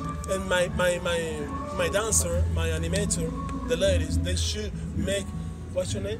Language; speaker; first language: English; non-native, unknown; Spanish